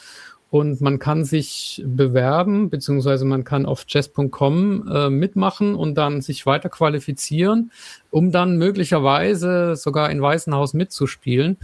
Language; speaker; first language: German; native; German